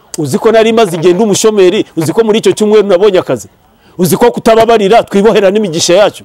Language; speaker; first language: Kinyarwanda; early bilingual, heritage; Kinyarwanda